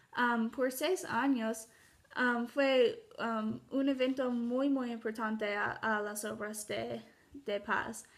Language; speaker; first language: Spanish; non-native, learner; English